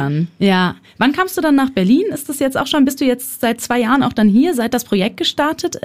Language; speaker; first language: German; native; German